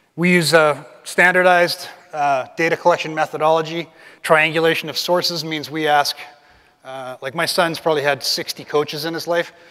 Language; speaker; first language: English; native; English